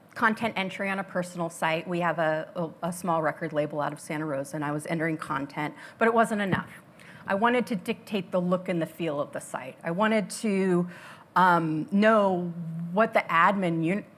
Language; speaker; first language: English; native; English